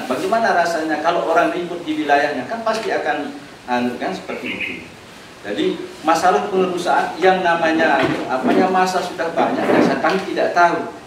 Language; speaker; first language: Indonesian; non-native, local second language; Sasak